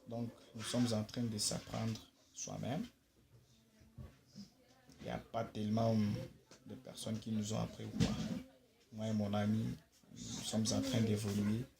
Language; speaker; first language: French; non-native, local second language; Swahili